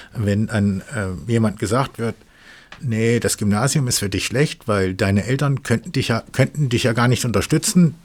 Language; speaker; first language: German; non-native, fluent; English